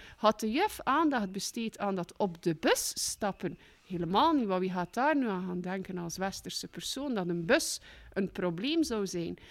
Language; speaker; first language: Dutch; native; Dutch